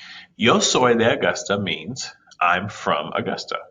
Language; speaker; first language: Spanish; non-native, fluent; English